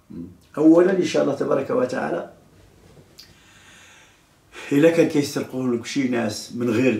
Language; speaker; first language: Arabic; native; Arabic